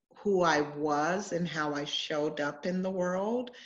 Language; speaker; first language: English; native; English